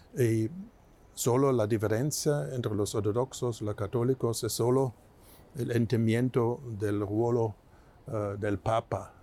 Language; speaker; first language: Spanish; non-native, fluent; German